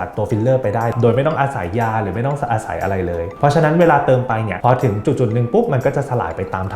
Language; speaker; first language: Thai; native; Thai